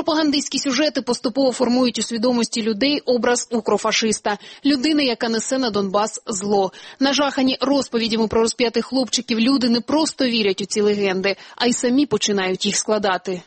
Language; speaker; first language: Ukrainian; native; Ukrainian